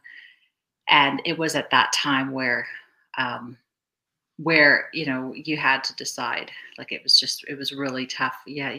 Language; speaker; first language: English; native; English